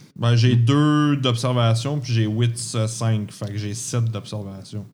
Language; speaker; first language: French; native; French